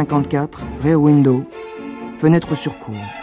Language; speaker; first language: French; native; French